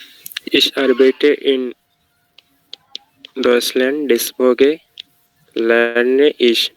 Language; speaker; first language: German; non-native, learner; Bangla